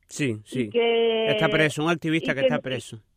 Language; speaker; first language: Spanish; native; Spanish